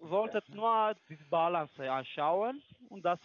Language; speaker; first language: German; non-native, learner; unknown